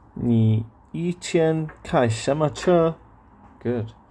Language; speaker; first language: Chinese; non-native, learner; English